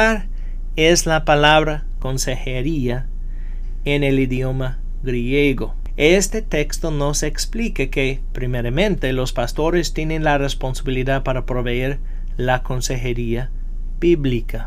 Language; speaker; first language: Spanish; non-native, fluent; English